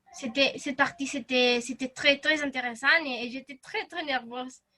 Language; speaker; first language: French; non-native, learner; Spanish